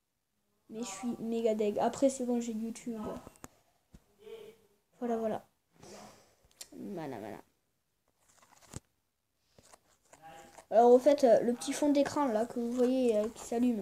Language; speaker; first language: French; native; French